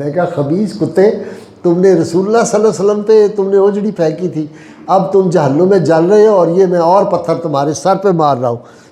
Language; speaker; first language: Urdu; non-native, local second language; Punjabi